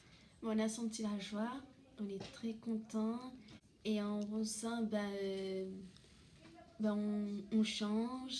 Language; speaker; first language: French; non-native, local second language; Réunion Creole French